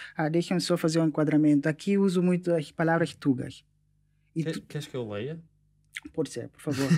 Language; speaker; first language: Portuguese; non-native, local second language; Upper Guinea Crioulo